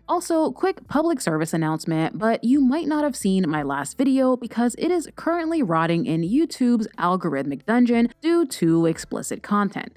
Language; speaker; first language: English; native; English